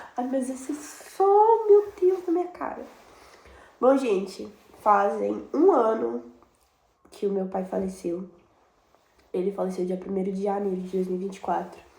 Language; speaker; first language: Portuguese; native; Portuguese